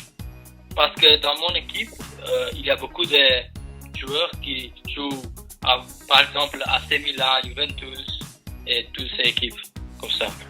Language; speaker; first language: French; non-native, learner; Albanian